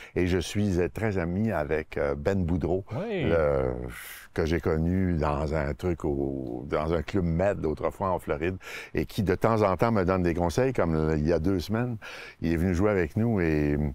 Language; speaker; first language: French; native; French